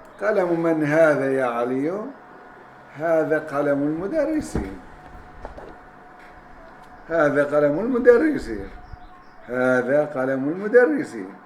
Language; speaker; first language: Arabic; non-native, fluent; Turkish